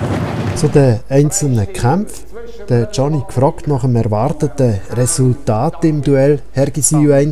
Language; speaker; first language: German; native; German